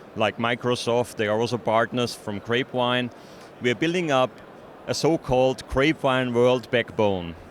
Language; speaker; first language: English; non-native, fluent; German